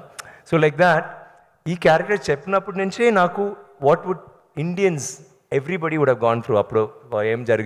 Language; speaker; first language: Telugu; non-native, learner; Tamil